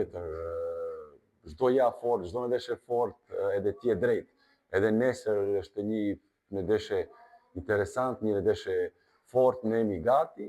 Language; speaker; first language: Albanian; non-native, fluent; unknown